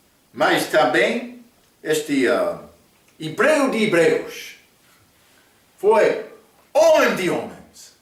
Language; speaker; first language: Portuguese; non-native, fluent; English